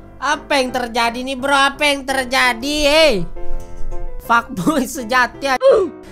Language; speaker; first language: Indonesian; native; Indonesian